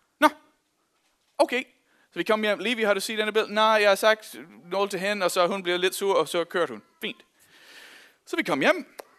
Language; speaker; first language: Danish; non-native, fluent; English